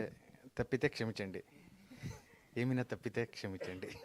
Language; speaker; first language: Telugu; non-native, learner; Kannada